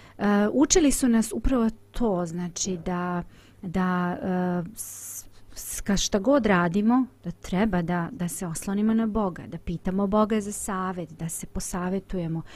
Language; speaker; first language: Bosnian; native; Bosnian